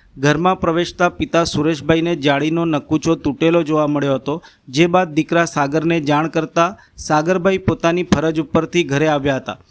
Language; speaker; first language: Gujarati; native; Gujarati